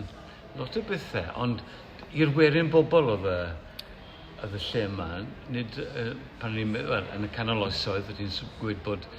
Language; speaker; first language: Welsh; native; Welsh